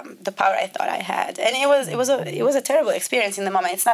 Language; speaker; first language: English; non-native, fluent; Italian